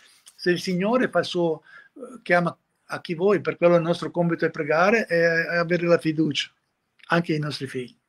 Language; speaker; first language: Italian; non-native, fluent; Croatian